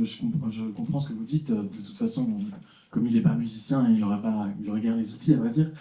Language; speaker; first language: French; native; French